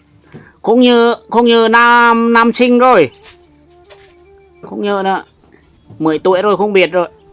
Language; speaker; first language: Vietnamese; non-native, local second language; Lao